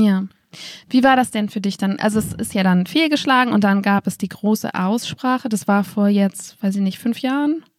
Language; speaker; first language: German; native; German